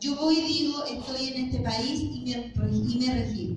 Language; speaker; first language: Spanish; native; Spanish